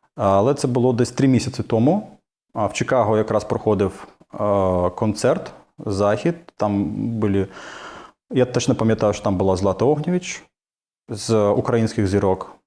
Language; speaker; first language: Ukrainian; non-native, fluent; Russian